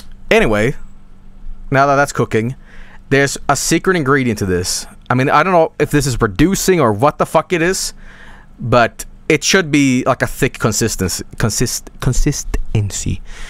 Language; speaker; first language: English; non-native, fluent; Swedish